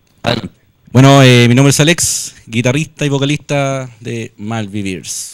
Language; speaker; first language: Spanish; native; Spanish